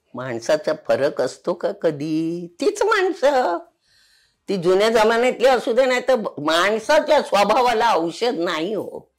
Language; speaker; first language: Marathi; non-native, local second language; Konkani